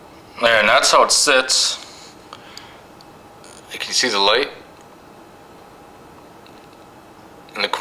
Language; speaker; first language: English; native; English